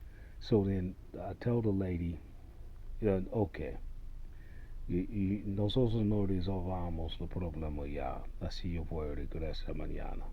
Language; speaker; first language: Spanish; non-native, learner; English